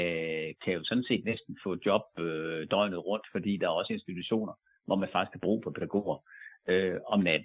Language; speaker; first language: Danish; native; Danish